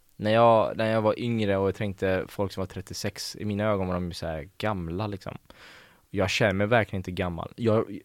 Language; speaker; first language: Swedish; early bilingual, other home language; Persian